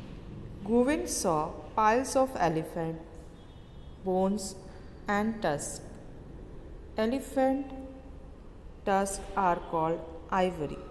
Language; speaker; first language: English; non-native, local second language; Hindi